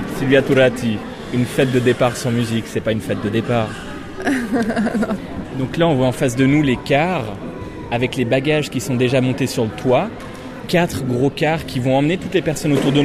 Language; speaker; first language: French; native; French